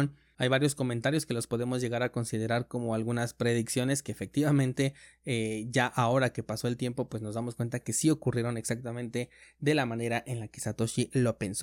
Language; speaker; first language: Spanish; native; Spanish